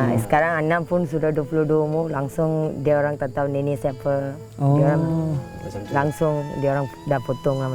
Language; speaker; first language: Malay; non-native, local second language; Tamil